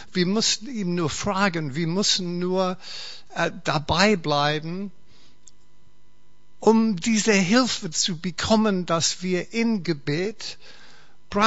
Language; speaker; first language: German; non-native, fluent; English